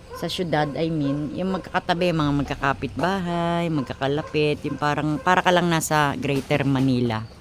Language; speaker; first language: Filipino; native; Filipino